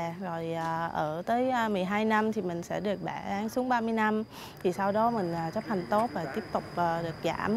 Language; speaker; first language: Vietnamese; non-native, fluent; Thai